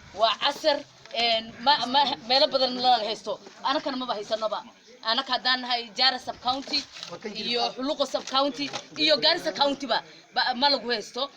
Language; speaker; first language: Somali; native; Somali